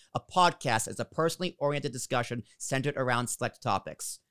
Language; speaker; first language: English; native; English